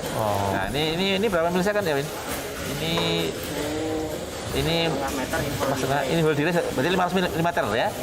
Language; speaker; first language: Indonesian; native; Indonesian